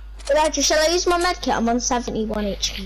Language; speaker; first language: English; native; English